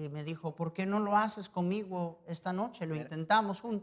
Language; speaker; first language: Spanish; non-native, fluent; English